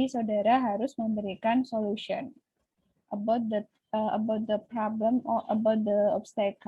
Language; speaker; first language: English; non-native, learner; Indonesian